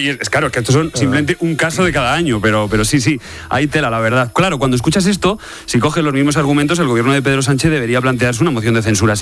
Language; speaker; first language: Spanish; native; Spanish